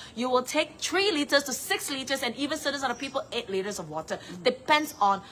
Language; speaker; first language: English; non-native, local second language; Chinese